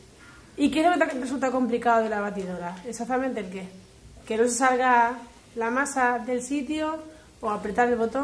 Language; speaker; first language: Spanish; native; Spanish